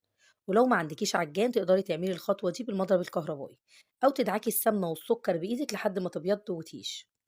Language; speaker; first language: Arabic; native; Arabic